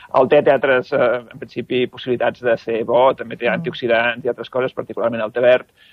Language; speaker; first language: Catalan; native; Catalan